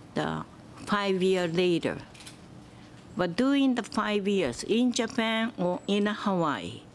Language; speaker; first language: English; non-native, learner; Japanese